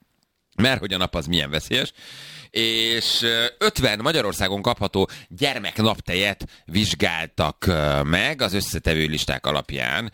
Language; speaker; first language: Hungarian; native; Hungarian